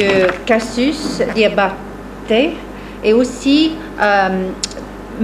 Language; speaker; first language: French; non-native, fluent; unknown